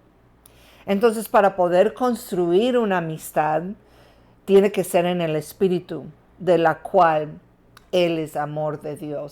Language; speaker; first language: Spanish; non-native, fluent; English